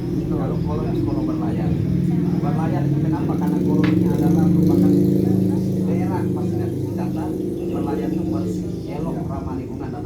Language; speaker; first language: Indonesian; non-native, local second language; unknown